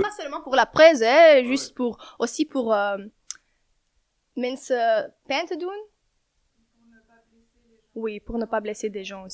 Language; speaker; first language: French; non-native, learner; Dutch